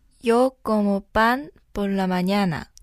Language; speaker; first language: Spanish; non-native, learner; Korean